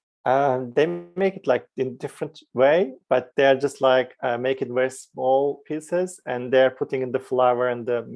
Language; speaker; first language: English; non-native, fluent; Turkish